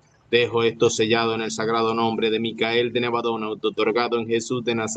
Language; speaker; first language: Spanish; native; Spanish